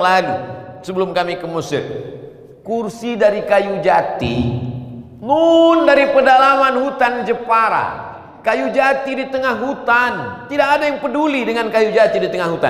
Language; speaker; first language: Indonesian; non-native, local second language; Malay